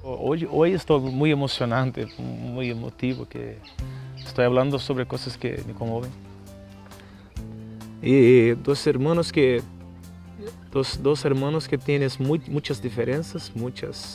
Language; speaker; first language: Spanish; non-native, learner; Portuguese